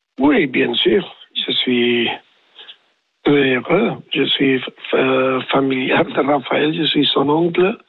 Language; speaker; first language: French; non-native, learner; Spanish